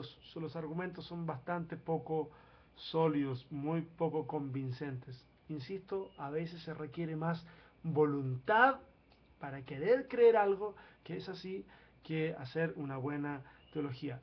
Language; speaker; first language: Spanish; native; Spanish